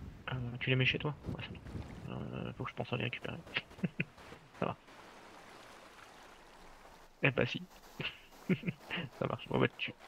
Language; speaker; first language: French; native; French